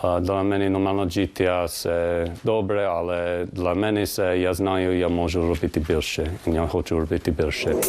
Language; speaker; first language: Ukrainian; non-native, learner; English